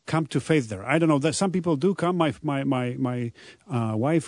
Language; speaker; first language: English; non-native, fluent; Polish